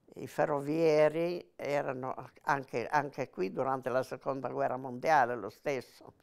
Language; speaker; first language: Italian; native; Italian